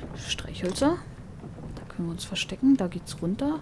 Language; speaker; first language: German; native; German